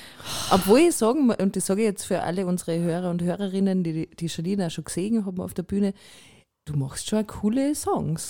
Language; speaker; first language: German; native; German